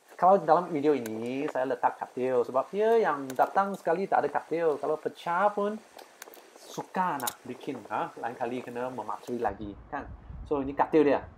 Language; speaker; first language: Malay; non-native, local second language; Chinese